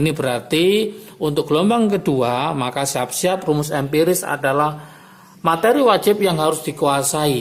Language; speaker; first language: Indonesian; native; Indonesian